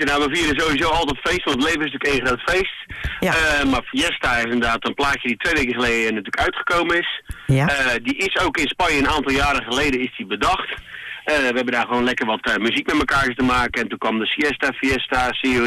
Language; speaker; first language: Dutch; native; Dutch